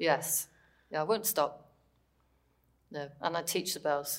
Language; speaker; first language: English; native; English